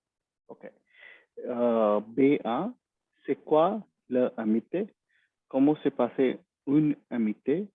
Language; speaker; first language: French; non-native, learner; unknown